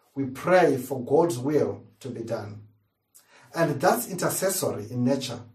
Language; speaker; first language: English; non-native, local second language; Shona